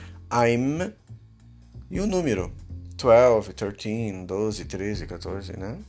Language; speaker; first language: Portuguese; native; Portuguese